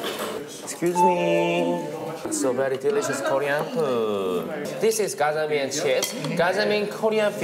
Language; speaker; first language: English; non-native, learner; Korean